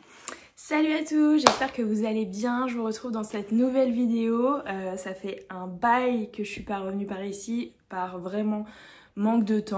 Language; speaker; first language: French; native; French